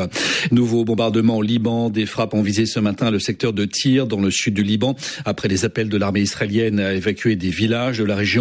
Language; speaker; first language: French; native; French